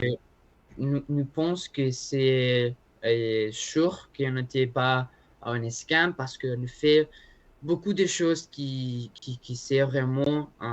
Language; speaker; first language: French; non-native, learner; Spanish